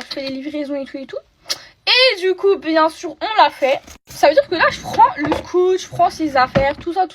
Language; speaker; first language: French; native; French